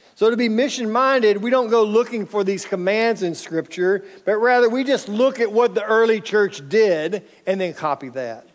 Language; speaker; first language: English; native; English